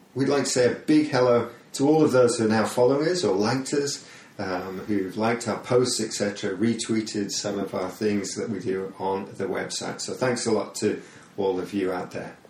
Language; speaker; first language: English; native; English